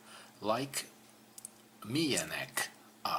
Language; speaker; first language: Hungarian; non-native, learner; English